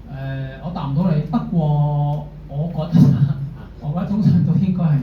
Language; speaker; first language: Cantonese; native; Cantonese